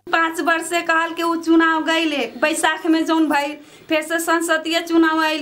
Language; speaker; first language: Bhojpuri; native; Bhojpuri